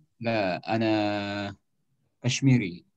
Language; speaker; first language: Arabic; non-native, learner; Indonesian